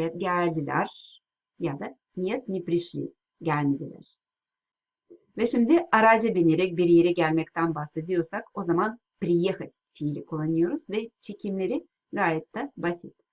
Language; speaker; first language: Turkish; non-native, fluent; Russian